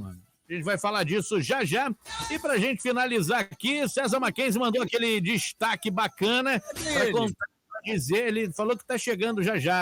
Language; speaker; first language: Portuguese; native; Portuguese